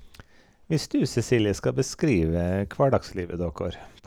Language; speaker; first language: Norwegian; native; Norwegian